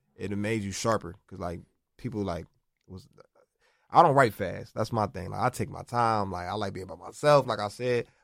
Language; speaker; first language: English; native; English